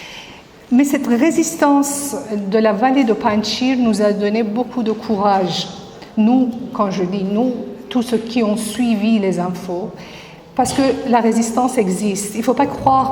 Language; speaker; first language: French; non-native, fluent; Persian